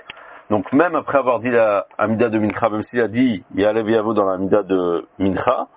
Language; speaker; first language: French; native; French